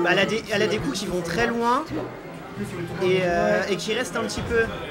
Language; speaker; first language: French; native; French